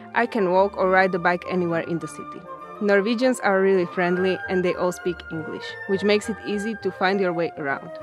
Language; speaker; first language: English; non-native, fluent; Slovak